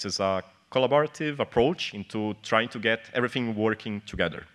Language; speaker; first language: English; non-native, fluent; Portuguese